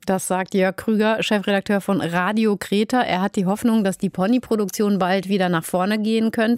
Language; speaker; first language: German; native; German